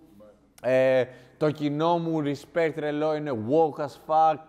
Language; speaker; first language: Greek; native; Greek